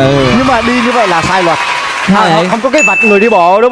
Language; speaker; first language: Vietnamese; native; Vietnamese